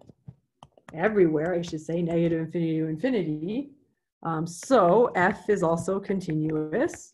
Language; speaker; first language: English; native; English